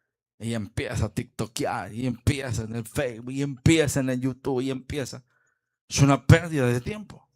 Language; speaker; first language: Spanish; native; Spanish